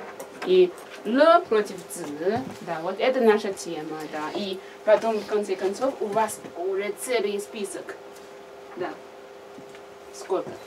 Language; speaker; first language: Russian; non-native, learner; Chinese